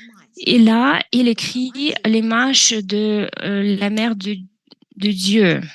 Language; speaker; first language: French; non-native, fluent; Russian